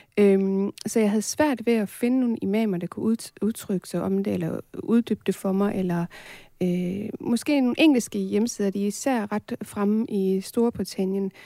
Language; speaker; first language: Danish; early bilingual, other home language; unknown